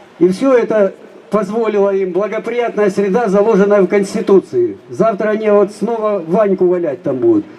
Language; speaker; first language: Russian; native; Russian